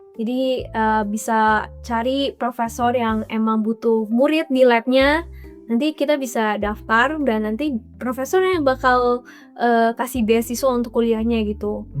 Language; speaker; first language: Indonesian; native; Indonesian